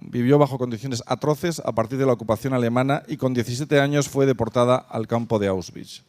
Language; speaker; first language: Spanish; native; Spanish